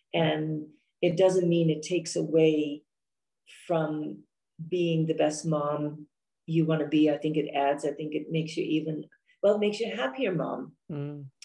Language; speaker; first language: English; non-native, fluent; Dutch